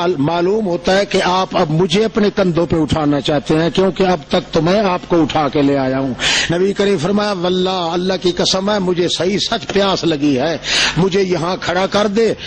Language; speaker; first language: Urdu; non-native, local second language; Saraiki